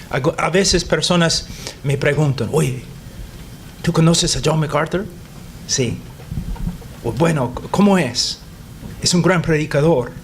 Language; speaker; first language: Spanish; non-native, fluent; English